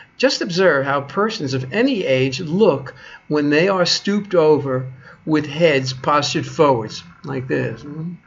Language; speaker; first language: English; native; English